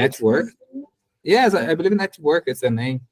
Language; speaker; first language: English; non-native, learner; Portuguese